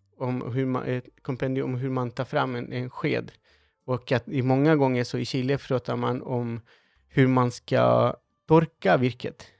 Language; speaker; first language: Swedish; non-native, fluent; Spanish